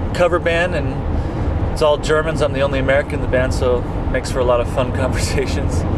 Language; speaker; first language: English; native; English